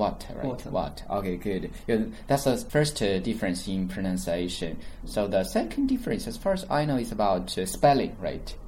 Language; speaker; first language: English; non-native, fluent; Chinese